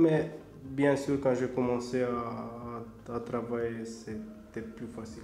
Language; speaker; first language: French; non-native, learner; Romanian